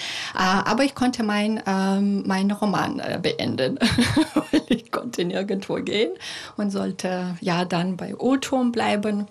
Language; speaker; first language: German; non-native, fluent; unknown